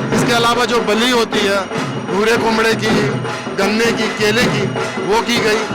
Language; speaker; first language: Hindi; non-native, local second language; Bangla